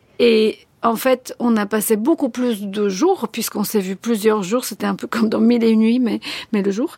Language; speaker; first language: French; non-native, fluent; Bulgarian